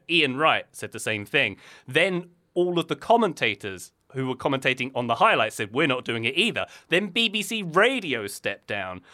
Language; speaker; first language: English; native; English